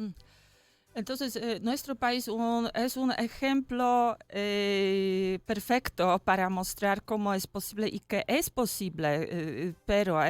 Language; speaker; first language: Spanish; non-native, fluent; Polish